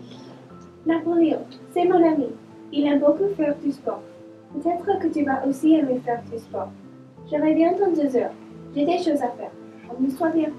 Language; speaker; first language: French; non-native, learner; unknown